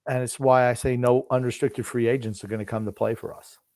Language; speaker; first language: English; native; English